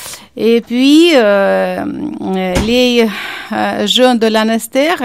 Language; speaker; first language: French; non-native, fluent; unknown